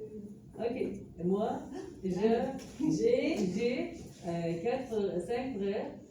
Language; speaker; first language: French; non-native, learner; Turkish